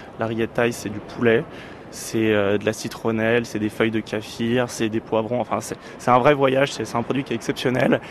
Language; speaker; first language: French; native; French